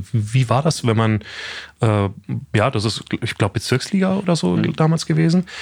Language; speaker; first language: German; native; German